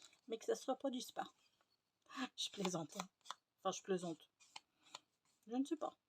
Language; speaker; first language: French; native; French